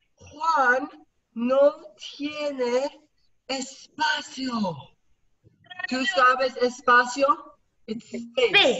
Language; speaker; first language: Spanish; non-native, learner; English